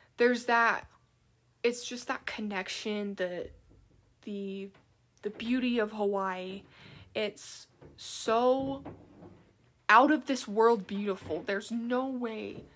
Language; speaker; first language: English; native; English